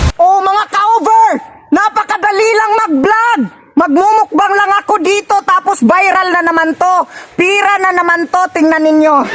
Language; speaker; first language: Filipino; non-native, local second language; Cebuano